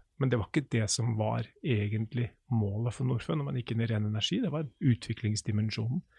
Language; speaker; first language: Norwegian; native; Norwegian